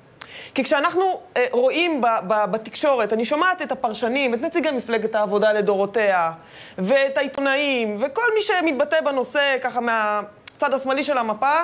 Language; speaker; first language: Hebrew; native; Hebrew